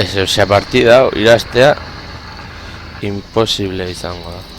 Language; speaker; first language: Basque; non-native, local second language; Spanish